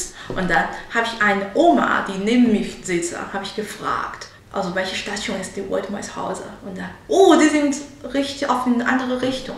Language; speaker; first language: German; non-native, learner; Chinese